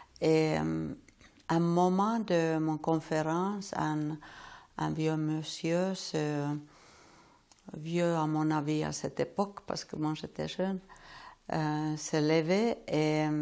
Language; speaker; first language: French; non-native, fluent; Finnish